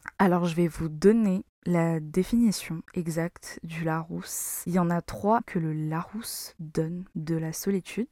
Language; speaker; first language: French; non-native, local second language; Malagasy